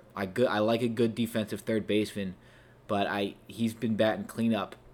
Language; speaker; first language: English; native; English